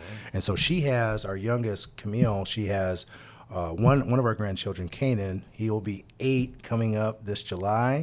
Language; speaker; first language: English; native; English